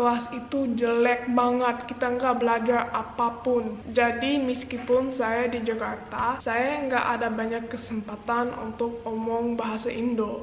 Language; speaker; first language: Indonesian; non-native, local second language; English